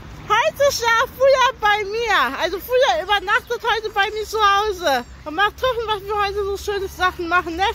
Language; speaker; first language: German; early bilingual, other home language; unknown